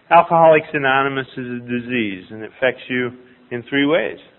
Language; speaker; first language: English; native; English